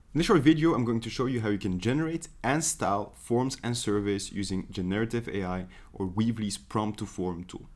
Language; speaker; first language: English; non-native, fluent; Dutch